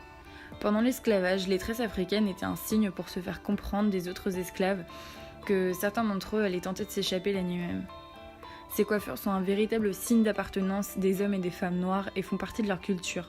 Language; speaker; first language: French; native; French